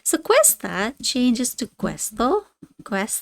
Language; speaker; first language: Italian; non-native, fluent; English